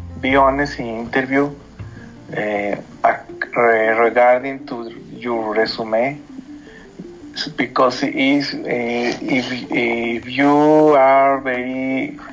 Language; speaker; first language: English; non-native, learner; Spanish